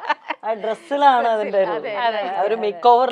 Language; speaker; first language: Malayalam; native; Malayalam